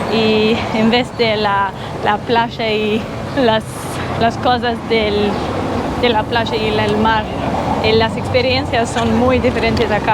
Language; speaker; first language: Spanish; non-native, learner; English